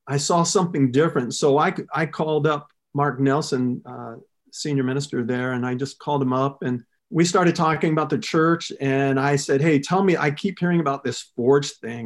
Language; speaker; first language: English; native; English